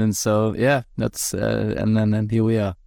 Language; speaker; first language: German; non-native, learner; English